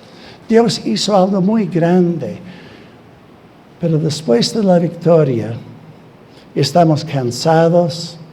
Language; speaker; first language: Spanish; non-native, fluent; English